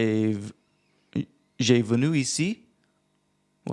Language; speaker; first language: French; non-native, learner; English